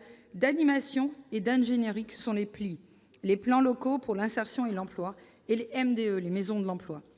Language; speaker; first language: French; native; French